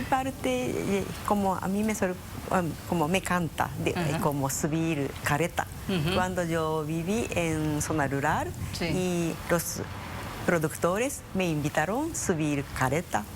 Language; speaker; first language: Spanish; non-native, fluent; Japanese